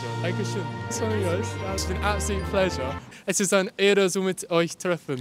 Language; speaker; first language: German; non-native, learner; English